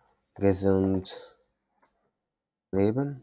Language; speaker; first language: German; non-native, learner; Turkish